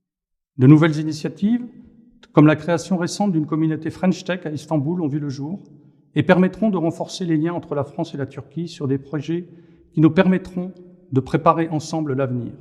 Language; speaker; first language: French; native; French